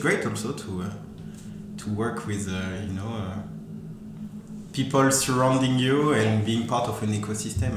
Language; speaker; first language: English; non-native, fluent; French